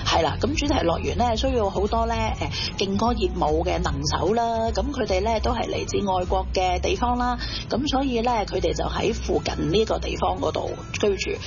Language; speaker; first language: Chinese; native; Chinese